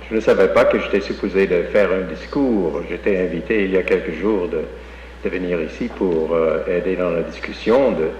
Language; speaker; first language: French; non-native, fluent; English